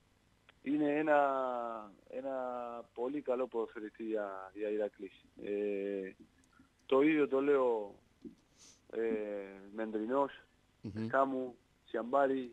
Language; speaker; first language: Greek; non-native, learner; Spanish